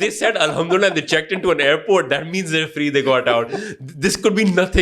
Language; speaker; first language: English; non-native, local second language; Urdu